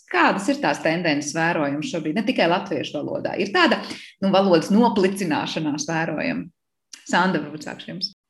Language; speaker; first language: Latvian; native; Latvian